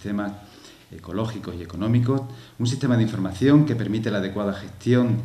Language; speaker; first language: Spanish; native; Spanish